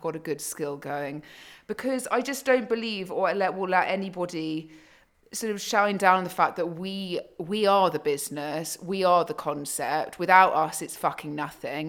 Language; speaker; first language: English; native; English